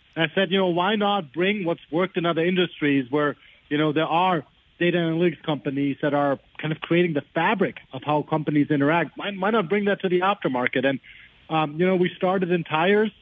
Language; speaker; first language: English; non-native, fluent; German